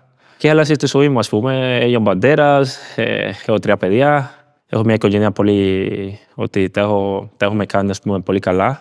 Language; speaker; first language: Greek; non-native, learner; Spanish